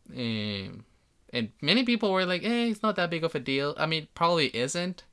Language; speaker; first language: English; non-native, fluent; Spanish